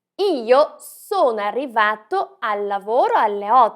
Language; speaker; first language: Italian; non-native, fluent; Portuguese